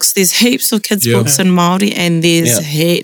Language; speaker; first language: English; non-native, local second language; Māori